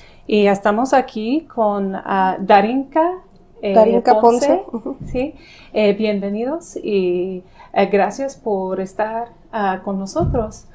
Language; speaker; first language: Spanish; non-native, fluent; English